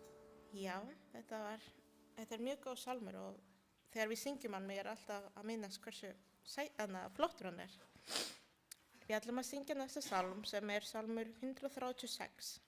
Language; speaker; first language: Icelandic; non-native, learner; Spanish